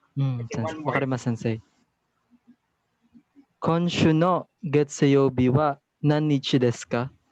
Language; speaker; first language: Japanese; non-native, learner; Filipino